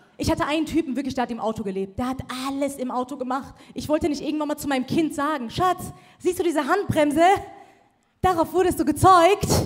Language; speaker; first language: German; early bilingual, other home language; Persian